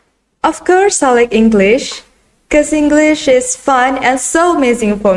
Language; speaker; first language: English; non-native, learner; Indonesian